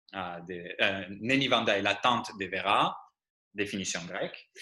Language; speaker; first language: French; non-native, fluent; Greek